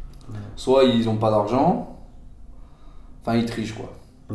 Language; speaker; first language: French; native; French